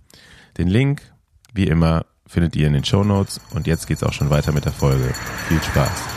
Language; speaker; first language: German; native; German